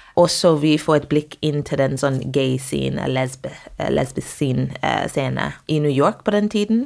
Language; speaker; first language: Norwegian; non-native, fluent; English